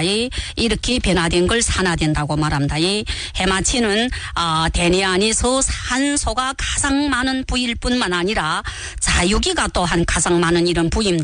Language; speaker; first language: Korean; native; Korean